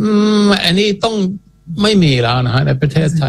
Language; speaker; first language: Thai; non-native, fluent; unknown